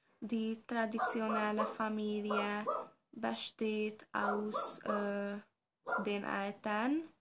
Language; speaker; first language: German; non-native, learner; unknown